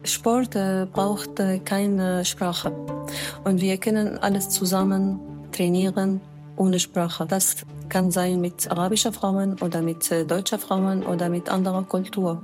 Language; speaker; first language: German; non-native, learner; Arabic